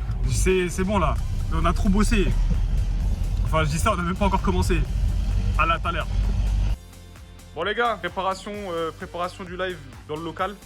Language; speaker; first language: French; native; French